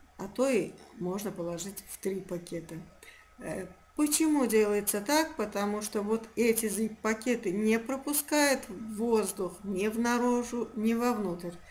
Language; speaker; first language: Russian; non-native, local second language; Azerbaijani